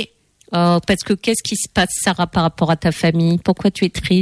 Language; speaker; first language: French; native; French